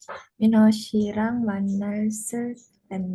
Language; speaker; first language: Korean; non-native, learner; Indonesian